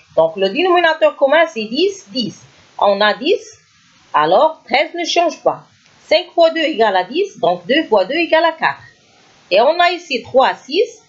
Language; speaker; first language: French; non-native, local second language; Arabic